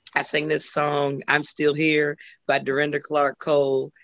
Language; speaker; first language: English; native; English